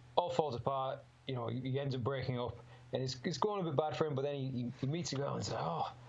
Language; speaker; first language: English; native; English